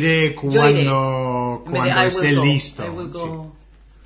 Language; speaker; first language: Spanish; non-native, fluent; English